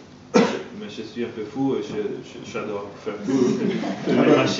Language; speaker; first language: French; non-native, fluent; Spanish